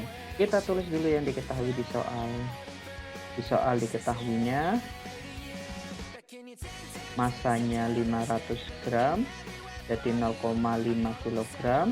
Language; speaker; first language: Indonesian; native; Indonesian